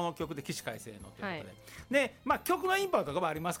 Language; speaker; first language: Japanese; native; Japanese